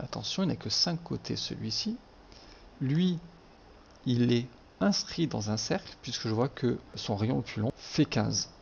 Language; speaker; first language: French; native; French